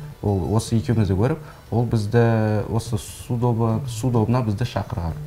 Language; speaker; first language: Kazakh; non-native, local second language; Russian